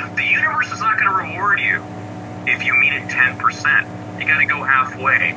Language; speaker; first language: English; native; English